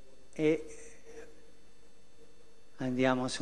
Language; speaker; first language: Italian; early bilingual, heritage; Spanish